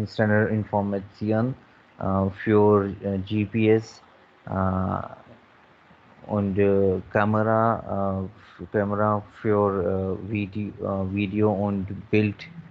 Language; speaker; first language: German; non-native, learner; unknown